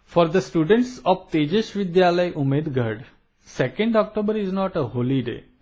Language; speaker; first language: English; non-native, local second language; Gujarati